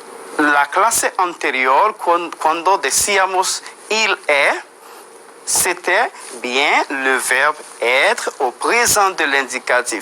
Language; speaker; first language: French; non-native, fluent; Spanish